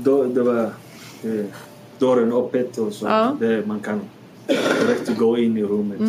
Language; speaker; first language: Swedish; non-native, learner; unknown